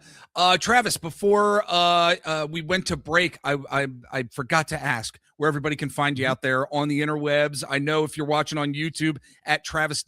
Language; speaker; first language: English; native; English